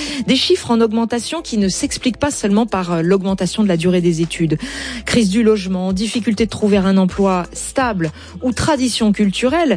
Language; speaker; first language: French; native; French